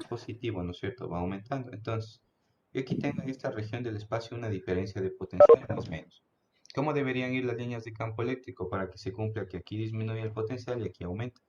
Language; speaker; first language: Spanish; native; Spanish